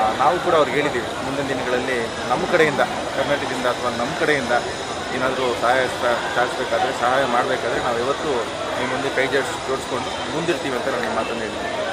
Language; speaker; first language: Kannada; native; Kannada